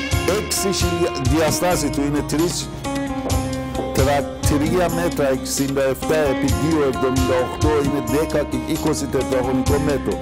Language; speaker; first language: Greek; non-native, learner; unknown